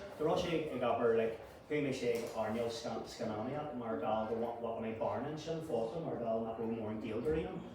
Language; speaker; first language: Irish; non-native, local second language; English